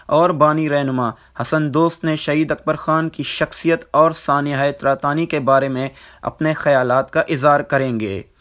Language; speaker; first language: Urdu; non-native, local second language; Baluchi